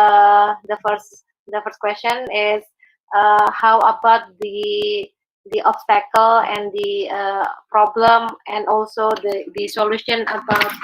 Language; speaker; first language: English; non-native, learner; Indonesian